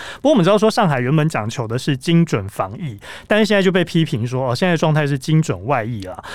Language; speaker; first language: Chinese; native; Chinese